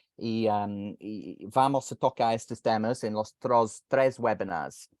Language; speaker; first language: Spanish; non-native, fluent; English